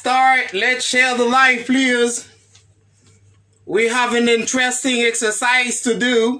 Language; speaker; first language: English; non-native, fluent; Haitian Creole